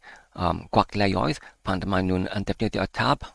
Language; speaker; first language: Welsh; non-native, learner; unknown